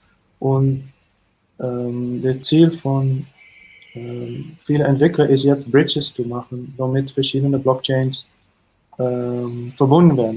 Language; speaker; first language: German; non-native, fluent; Dutch